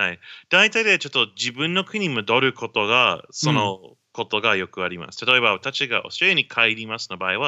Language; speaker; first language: Japanese; non-native, learner; English